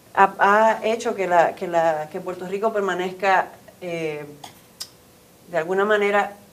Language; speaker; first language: Spanish; early bilingual, heritage; Spanish